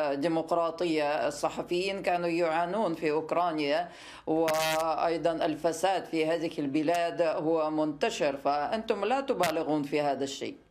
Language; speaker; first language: Arabic; non-native, fluent; Russian